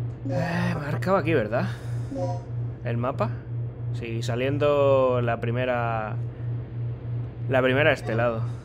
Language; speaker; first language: Spanish; native; Spanish